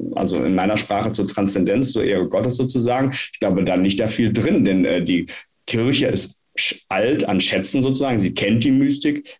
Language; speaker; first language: German; native; German